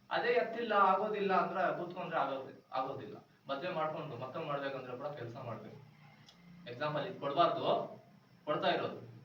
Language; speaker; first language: Kannada; non-native, local second language; Urdu